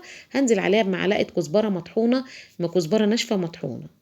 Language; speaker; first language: Arabic; native; Arabic